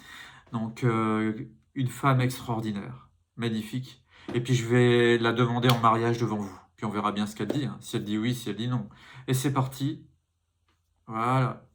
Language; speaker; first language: French; native; French